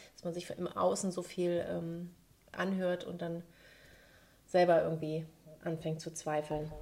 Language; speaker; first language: German; native; German